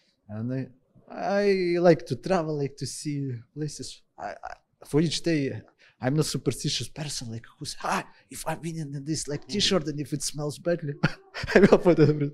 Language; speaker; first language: English; non-native, fluent; Ukrainian